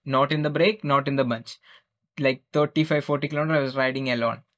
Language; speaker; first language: English; non-native, local second language; Malayalam